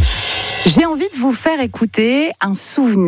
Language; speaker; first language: French; native; French